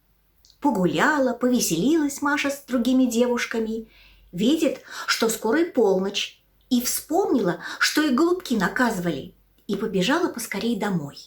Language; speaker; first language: Russian; native; Russian